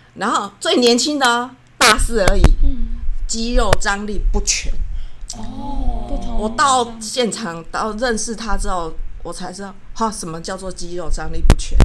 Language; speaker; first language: Chinese; native; Chinese